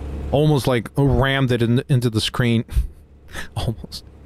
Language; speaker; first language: English; early bilingual, other home language; Russian